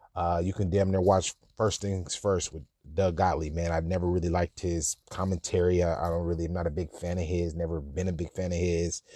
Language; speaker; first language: English; native; English